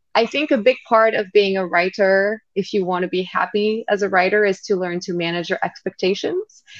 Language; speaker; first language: English; non-native, fluent; French